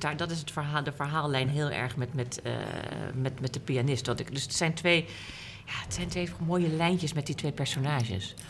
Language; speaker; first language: Dutch; native; Dutch